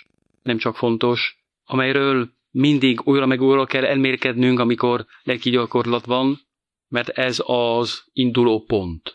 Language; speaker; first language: Hungarian; non-native, fluent; French